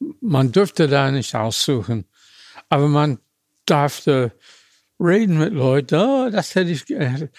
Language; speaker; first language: German; non-native, fluent; English